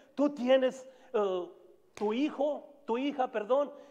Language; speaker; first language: Spanish; native; Spanish